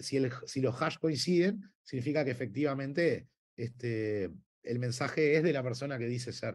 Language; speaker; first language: Spanish; native; Spanish